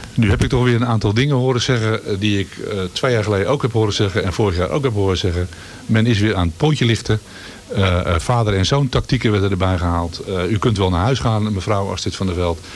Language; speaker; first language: Dutch; native; Dutch